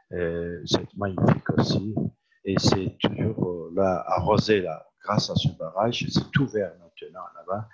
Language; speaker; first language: French; non-native, fluent; Turkish